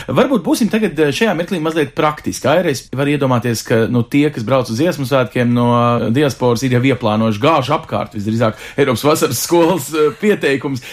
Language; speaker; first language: Latvian; native; Latvian